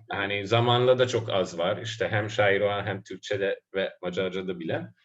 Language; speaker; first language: Turkish; non-native, fluent; Hungarian